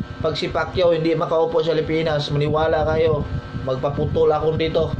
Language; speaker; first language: Filipino; non-native, local second language; Cebuano